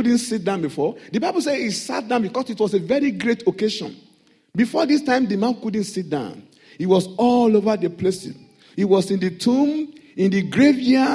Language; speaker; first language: English; non-native, local second language; Yoruba